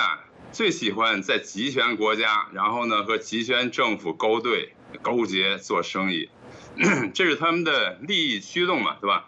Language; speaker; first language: Chinese; native; Chinese